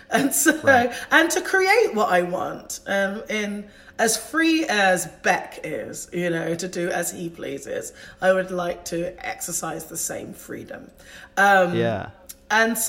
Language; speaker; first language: English; native; English